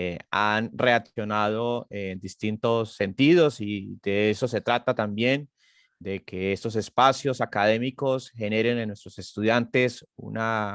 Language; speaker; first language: Spanish; native; Spanish